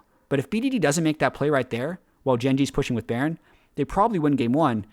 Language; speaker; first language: English; native; English